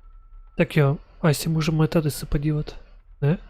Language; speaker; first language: Czech; non-native, learner; Ukrainian